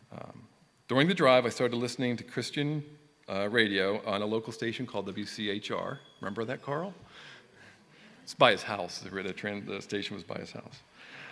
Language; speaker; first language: English; native; English